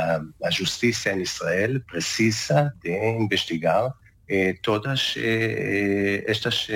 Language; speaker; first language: Portuguese; non-native, learner; Hebrew